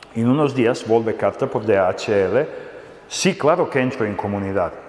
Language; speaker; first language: Spanish; non-native, fluent; Serbian